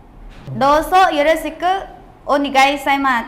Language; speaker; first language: Japanese; non-native, learner; Khmer